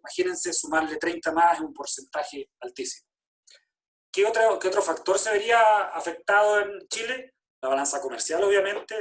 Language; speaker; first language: Spanish; native; Spanish